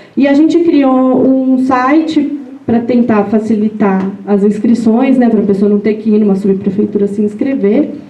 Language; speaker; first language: Portuguese; native; Portuguese